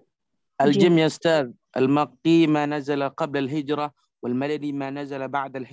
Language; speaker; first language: Arabic; non-native, learner; Indonesian